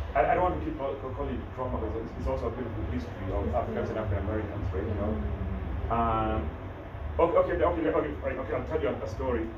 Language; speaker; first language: English; non-native, local second language; Kikuyu